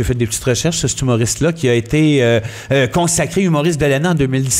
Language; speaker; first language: French; native; French